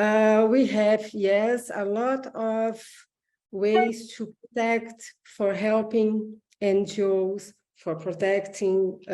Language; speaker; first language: English; non-native, learner; Portuguese